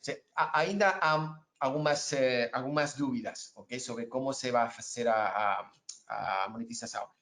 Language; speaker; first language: Portuguese; non-native, learner; Spanish